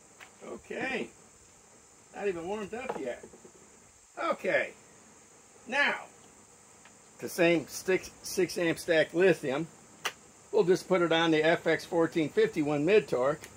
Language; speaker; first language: English; native; English